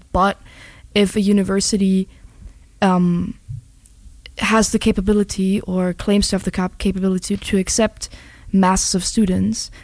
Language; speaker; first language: English; non-native, fluent; German